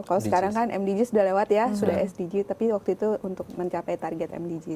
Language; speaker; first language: Indonesian; native; Indonesian